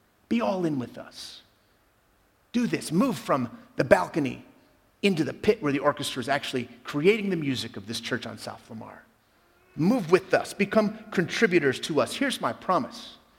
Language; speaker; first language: English; native; English